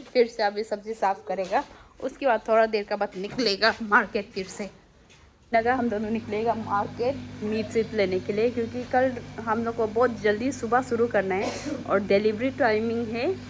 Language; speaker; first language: Hindi; non-native, local second language; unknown